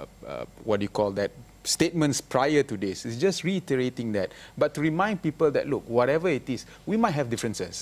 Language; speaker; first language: English; non-native, local second language; Malay